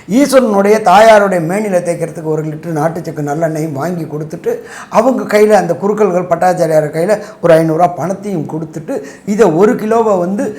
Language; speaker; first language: Tamil; native; Tamil